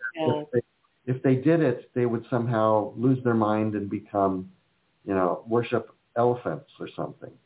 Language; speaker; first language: English; native; English